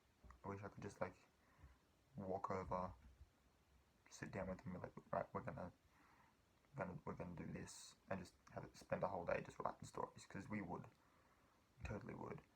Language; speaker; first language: English; native; English